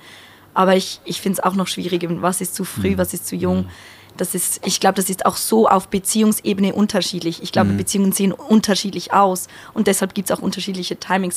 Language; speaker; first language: German; native; German